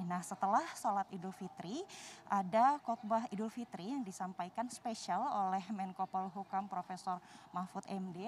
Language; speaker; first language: Indonesian; native; Indonesian